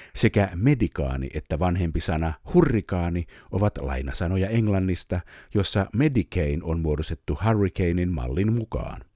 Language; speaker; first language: Finnish; native; Finnish